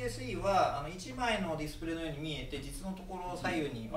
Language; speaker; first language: Japanese; native; Japanese